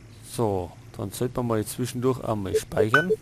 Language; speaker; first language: German; native; German